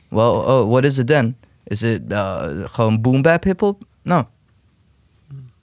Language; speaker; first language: Dutch; early bilingual, other home language; Turkish